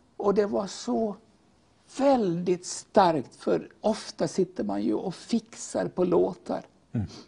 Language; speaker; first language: Swedish; native; Swedish